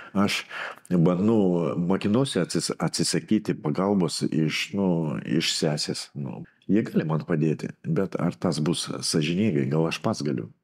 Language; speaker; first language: Lithuanian; non-native, local second language; Russian